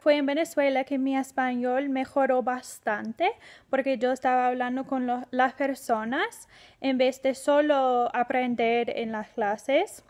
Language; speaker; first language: Spanish; non-native, fluent; English